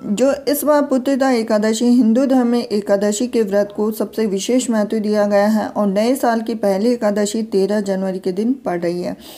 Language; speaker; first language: Hindi; native; Hindi